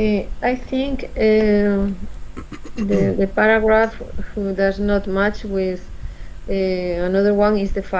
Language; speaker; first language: English; non-native, learner; Spanish